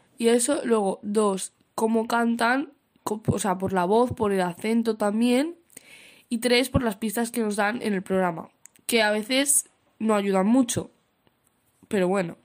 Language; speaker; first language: Spanish; native; Spanish